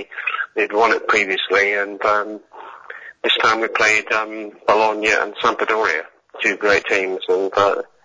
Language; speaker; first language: English; native; English